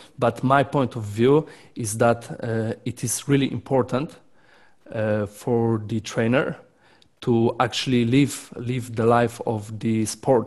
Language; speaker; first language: English; non-native, fluent; Polish